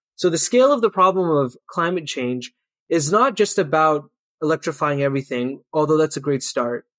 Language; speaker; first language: English; early bilingual, other home language; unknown